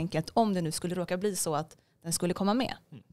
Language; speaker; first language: Swedish; native; Swedish